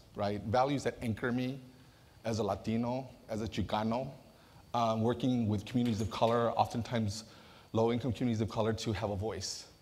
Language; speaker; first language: English; native; English